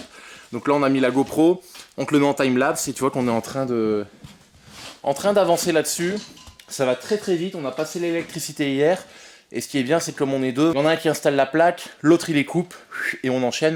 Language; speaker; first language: French; native; French